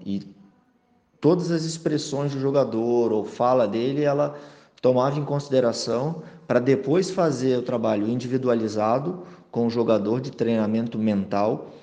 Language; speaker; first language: Portuguese; native; Portuguese